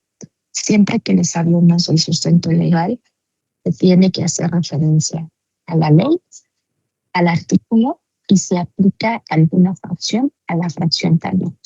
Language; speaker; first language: Spanish; native; Spanish